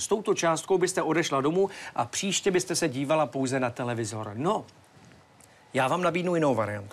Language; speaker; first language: Czech; native; Czech